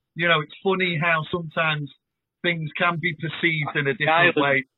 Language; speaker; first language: English; native; English